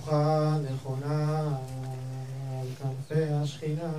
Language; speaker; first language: Hebrew; native; Hebrew